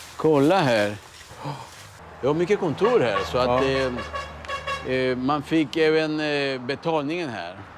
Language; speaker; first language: Swedish; early bilingual, heritage; Swedish